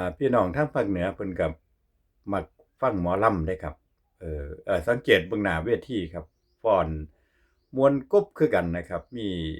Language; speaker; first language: Thai; native; Thai